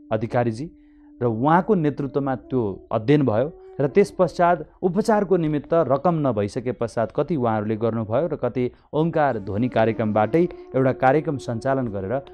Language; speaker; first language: Nepali; native; Nepali